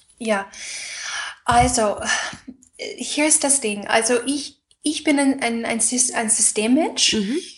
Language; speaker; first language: German; non-native, fluent; English